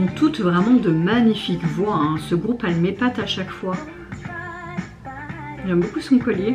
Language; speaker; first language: French; native; French